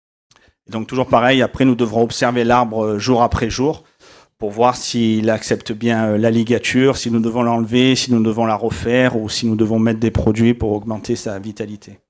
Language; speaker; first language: French; native; French